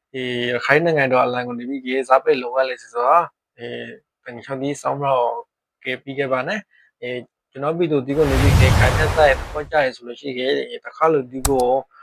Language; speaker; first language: Burmese; native; Burmese